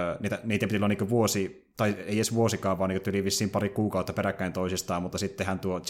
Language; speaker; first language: Finnish; native; Finnish